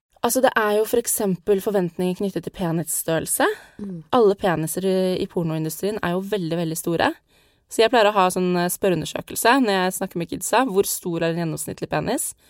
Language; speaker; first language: Norwegian; native; Norwegian